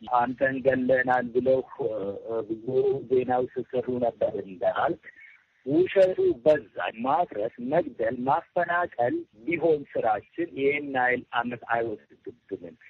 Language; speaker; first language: Amharic; non-native, local second language; Oromo